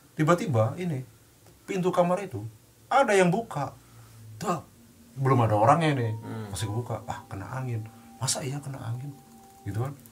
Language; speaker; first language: Indonesian; native; Indonesian